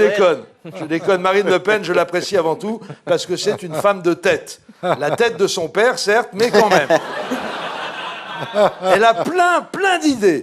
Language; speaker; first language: French; native; French